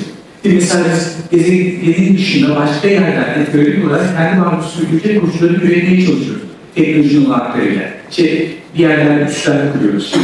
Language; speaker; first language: Turkish; native; Turkish